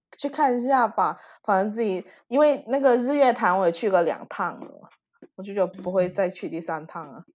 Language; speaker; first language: Chinese; early bilingual, heritage; Chinese